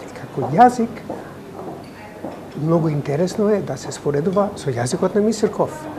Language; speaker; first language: Macedonian; non-native, fluent; English